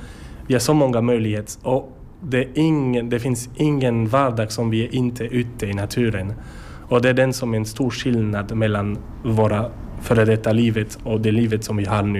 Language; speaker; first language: Swedish; non-native, learner; French